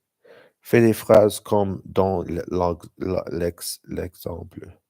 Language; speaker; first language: French; non-native, learner; English